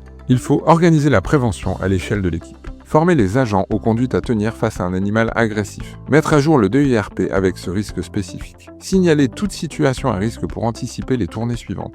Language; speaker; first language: French; native; French